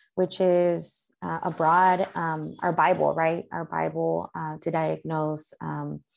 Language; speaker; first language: English; early bilingual, other home language; Spanish